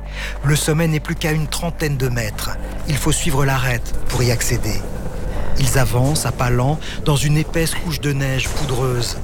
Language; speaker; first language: French; native; French